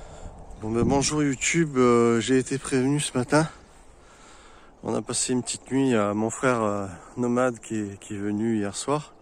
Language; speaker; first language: French; native; French